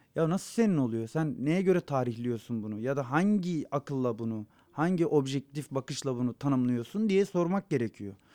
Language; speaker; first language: Turkish; non-native, local second language; Zaza